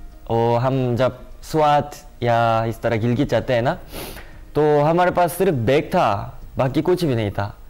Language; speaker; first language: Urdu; non-native, learner; Korean